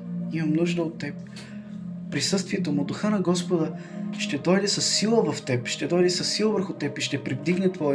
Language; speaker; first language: Bulgarian; native; Bulgarian